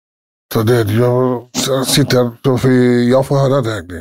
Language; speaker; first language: Swedish; early bilingual, other home language; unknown